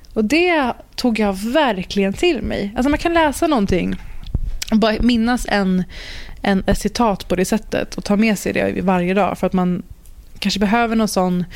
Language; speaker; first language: Swedish; early bilingual, other home language; Persian